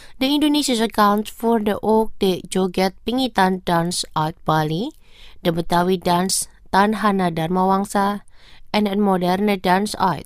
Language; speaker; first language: Dutch; non-native, fluent; Indonesian